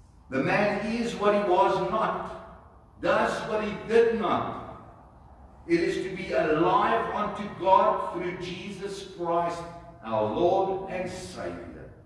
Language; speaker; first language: English; non-native, local second language; Afrikaans